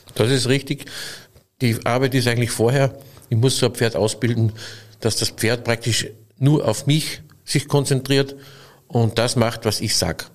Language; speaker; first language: German; native; German